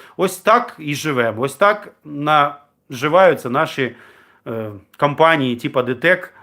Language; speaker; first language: Ukrainian; non-native, local second language; Russian